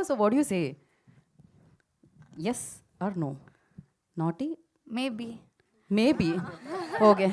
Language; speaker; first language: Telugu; native; Telugu